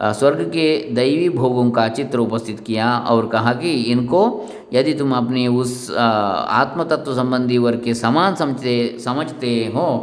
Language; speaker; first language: Hindi; non-native, local second language; Kannada